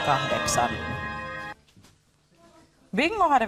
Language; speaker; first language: Swedish; native; Swedish